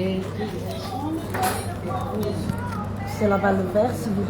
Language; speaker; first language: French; non-native, fluent; Portuguese